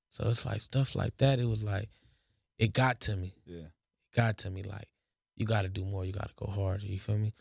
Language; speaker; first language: English; native; English